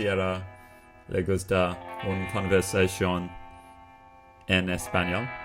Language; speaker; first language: Spanish; non-native, learner; English